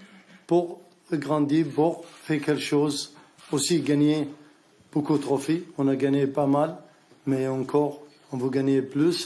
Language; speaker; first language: French; non-native, learner; Arabic